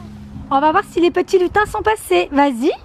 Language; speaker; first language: French; native; French